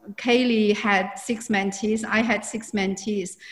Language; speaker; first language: English; non-native, fluent; Chinese